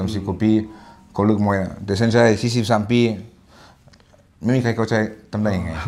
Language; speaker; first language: Thai; non-native, fluent; French